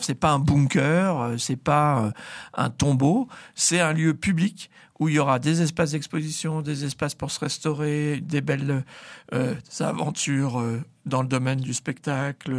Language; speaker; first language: French; native; French